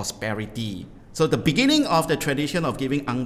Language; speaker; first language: English; non-native, local second language; Min Nan Chinese